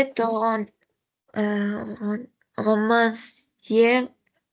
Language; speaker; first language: French; non-native, learner; Arabic